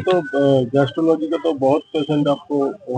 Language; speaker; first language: Hindi; non-native, local second language; Bangla